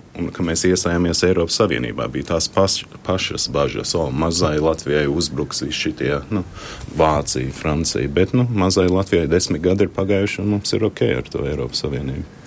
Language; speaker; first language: Latvian; early bilingual, heritage; Latvian